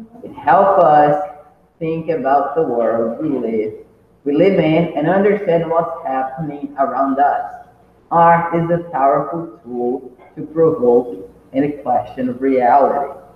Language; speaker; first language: English; non-native, fluent; Portuguese